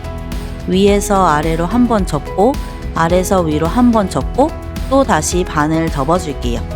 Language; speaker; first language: Korean; native; Korean